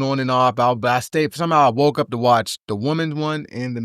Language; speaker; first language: English; native; English